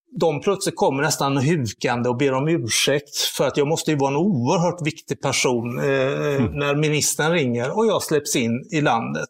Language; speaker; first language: Swedish; native; Swedish